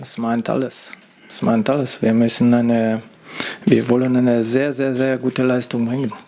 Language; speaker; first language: German; non-native, fluent; French